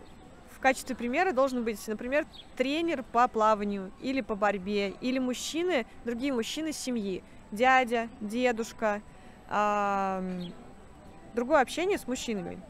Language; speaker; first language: Russian; native; Russian